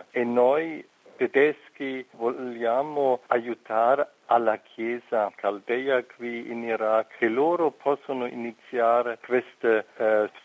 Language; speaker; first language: Italian; non-native, fluent; German